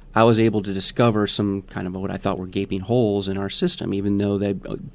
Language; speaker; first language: English; native; English